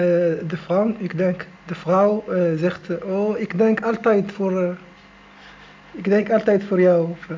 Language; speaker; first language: Dutch; non-native, learner; Arabic